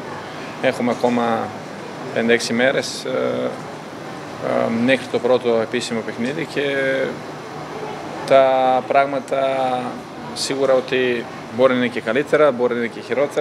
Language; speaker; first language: Greek; non-native, fluent; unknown